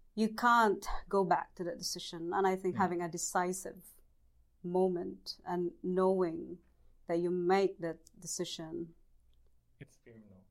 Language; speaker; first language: English; non-native, local second language; Cebuano